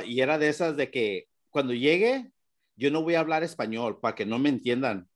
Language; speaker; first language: Spanish; early bilingual, heritage; Spanish